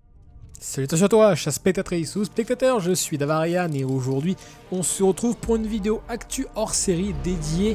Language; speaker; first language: French; native; French